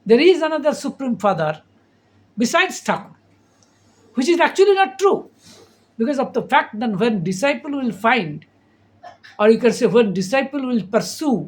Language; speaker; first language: English; non-native, local second language; Bangla